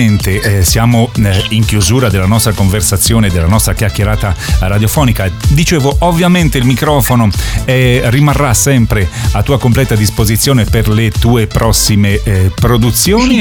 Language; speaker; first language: Italian; native; Italian